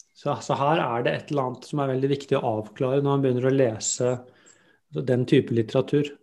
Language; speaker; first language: Norwegian; native; Norwegian